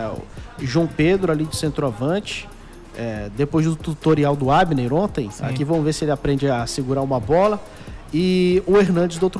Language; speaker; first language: Portuguese; native; Portuguese